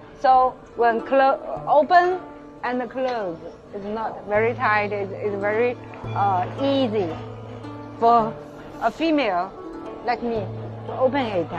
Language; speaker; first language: English; non-native, learner; Chinese